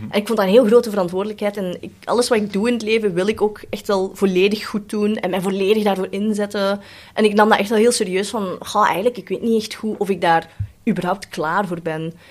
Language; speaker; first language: Dutch; early bilingual, other home language; Cantonese